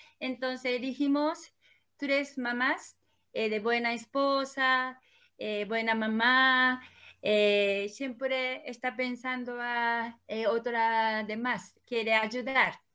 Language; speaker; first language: Spanish; non-native, learner; Korean